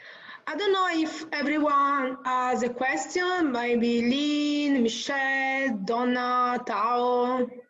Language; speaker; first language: English; non-native, fluent; Italian